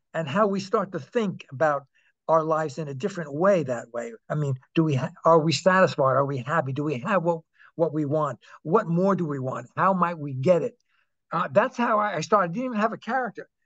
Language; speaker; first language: English; native; English